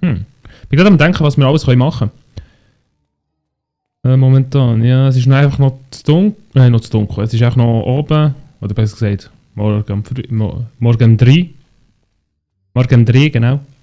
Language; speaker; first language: German; native; German